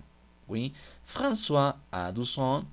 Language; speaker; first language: French; non-native, fluent; Spanish